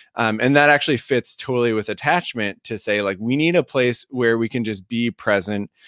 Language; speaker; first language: English; native; English